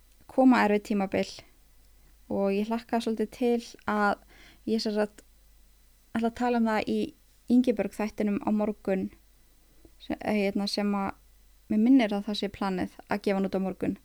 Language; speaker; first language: Icelandic; native; Icelandic